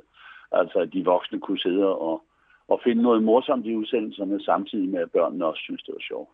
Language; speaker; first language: Danish; native; Danish